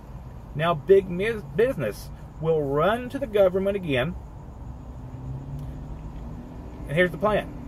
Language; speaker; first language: English; native; English